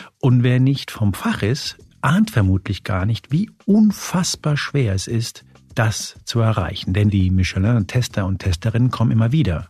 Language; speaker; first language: German; early bilingual, other home language; Spanish